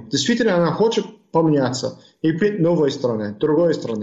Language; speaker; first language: Russian; non-native, fluent; English